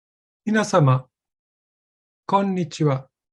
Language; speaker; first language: Japanese; non-native, fluent; German